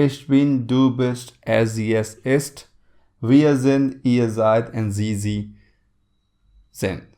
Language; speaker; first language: German; non-native, learner; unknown